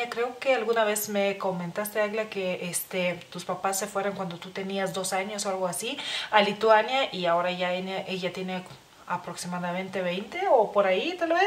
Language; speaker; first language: Spanish; non-native, fluent; Lithuanian